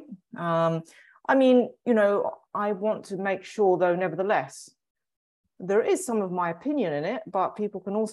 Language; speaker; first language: English; native; English